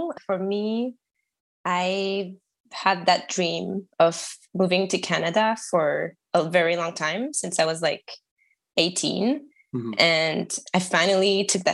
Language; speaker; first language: English; non-native, fluent; French